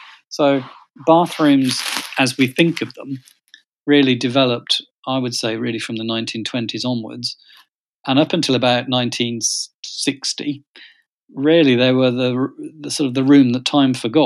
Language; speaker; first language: English; native; English